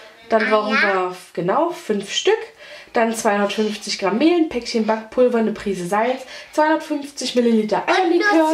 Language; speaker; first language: German; native; German